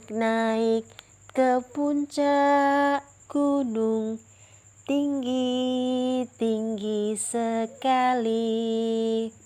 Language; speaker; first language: Indonesian; native; Indonesian